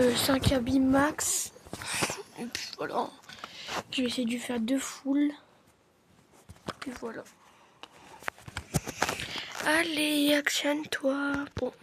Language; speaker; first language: French; native; French